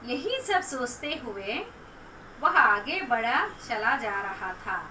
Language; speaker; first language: Hindi; non-native, local second language; Telugu